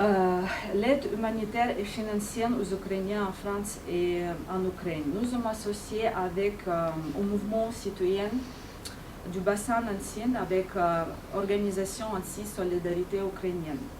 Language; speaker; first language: French; non-native, fluent; Ukrainian